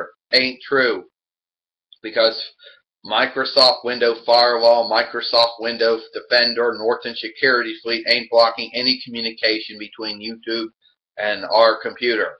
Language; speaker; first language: English; native; English